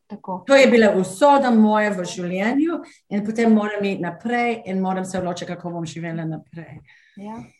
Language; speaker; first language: Slovenian; non-native, fluent; English